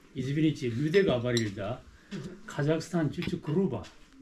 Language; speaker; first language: Russian; non-native, learner; Korean